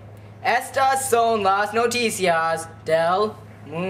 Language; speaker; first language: Spanish; non-native, learner; English